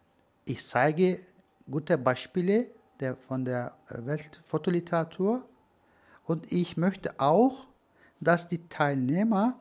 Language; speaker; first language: German; non-native, learner; Turkish